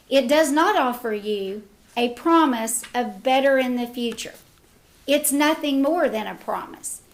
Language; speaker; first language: English; native; English